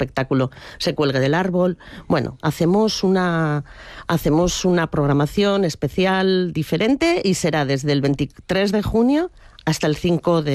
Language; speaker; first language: Spanish; native; Spanish